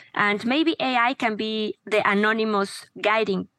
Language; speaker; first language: English; non-native, fluent; Spanish